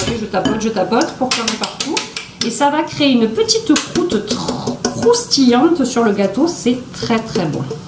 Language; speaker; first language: French; native; French